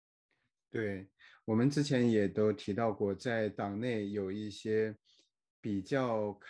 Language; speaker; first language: Chinese; native; Chinese